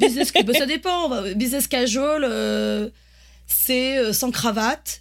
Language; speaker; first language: French; native; French